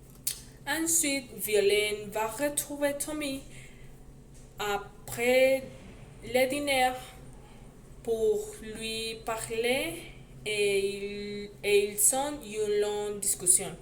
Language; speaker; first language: French; non-native, learner; Spanish